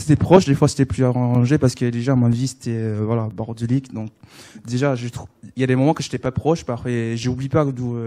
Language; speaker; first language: French; non-native, learner; English